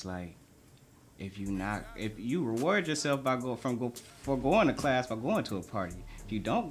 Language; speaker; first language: English; native; English